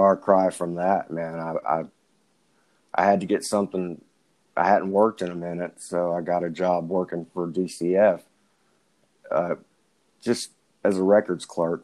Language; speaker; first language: English; native; English